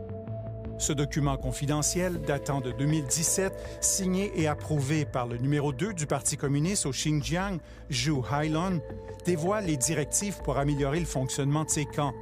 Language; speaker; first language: French; native; French